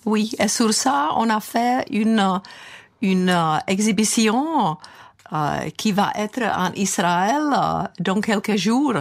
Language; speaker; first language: French; non-native, fluent; Czech